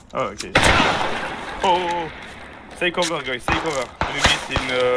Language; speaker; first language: English; non-native, learner; French